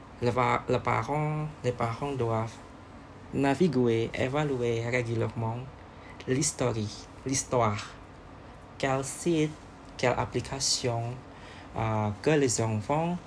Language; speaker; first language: French; non-native, learner; Indonesian